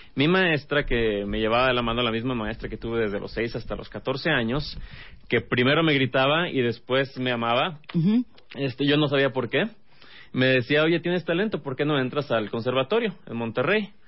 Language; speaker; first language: Spanish; native; Spanish